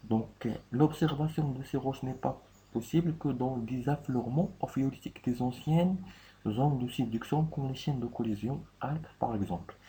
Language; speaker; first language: French; non-native, local second language; Arabic